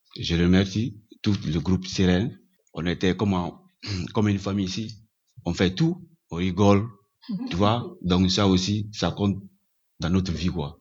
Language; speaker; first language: French; non-native, local second language; Susu